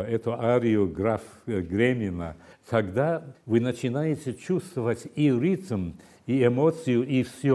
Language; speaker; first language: Russian; non-native, fluent; English